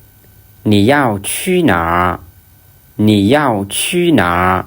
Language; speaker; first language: Chinese; non-native, fluent; Lao